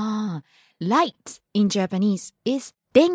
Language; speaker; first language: English; non-native, fluent; Japanese